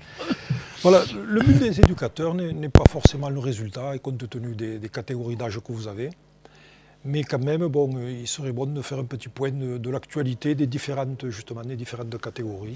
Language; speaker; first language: French; native; French